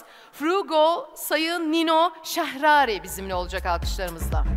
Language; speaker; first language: Turkish; native; Turkish